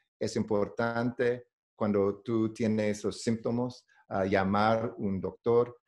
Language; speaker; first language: Spanish; non-native, learner; English